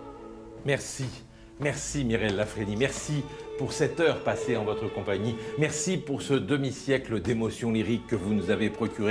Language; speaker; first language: French; native; French